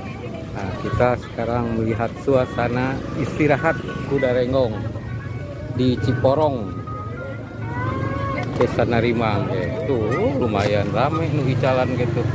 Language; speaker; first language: Indonesian; non-native, local second language; Sundanese